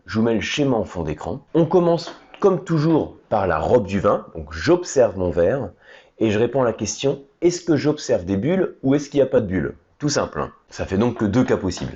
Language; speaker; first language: French; native; French